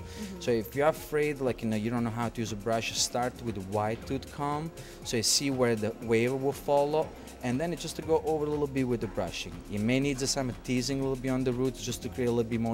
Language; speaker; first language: English; non-native, fluent; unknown